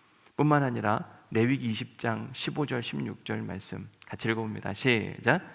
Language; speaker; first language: Korean; native; Korean